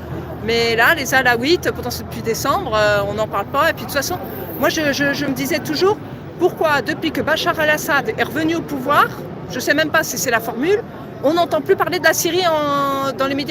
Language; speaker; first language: French; native; French